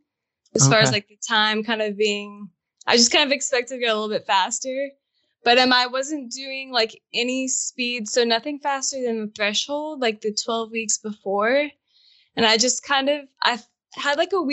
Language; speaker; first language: English; native; English